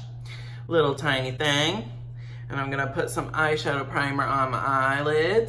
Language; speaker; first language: English; native; English